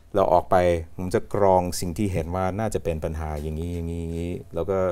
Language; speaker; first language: Thai; non-native, fluent; English